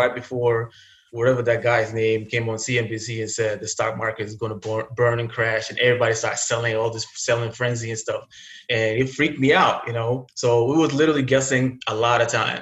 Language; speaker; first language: English; non-native, fluent; Arabic